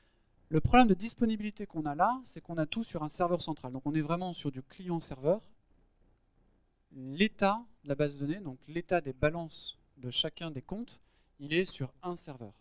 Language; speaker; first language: French; native; French